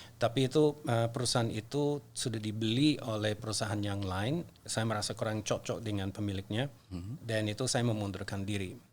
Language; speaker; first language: Indonesian; non-native, fluent; English